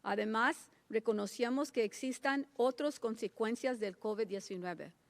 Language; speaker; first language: Spanish; early bilingual, heritage; Spanish